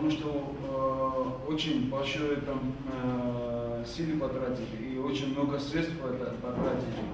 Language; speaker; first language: Russian; non-native, fluent; Georgian